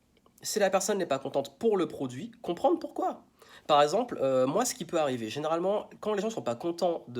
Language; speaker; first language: French; native; French